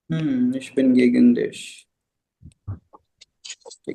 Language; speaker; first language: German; non-native, fluent; Hindi